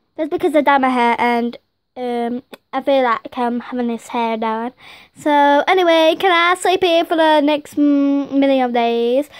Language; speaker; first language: English; native; English